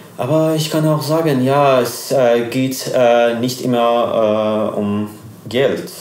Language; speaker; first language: German; non-native, learner; Persian